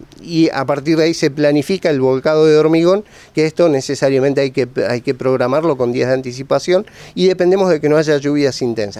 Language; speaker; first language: Spanish; native; Spanish